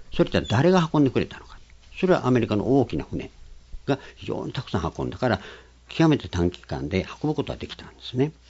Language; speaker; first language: Japanese; native; Japanese